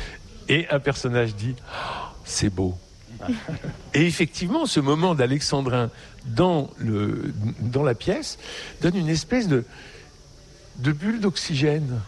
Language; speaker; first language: French; native; French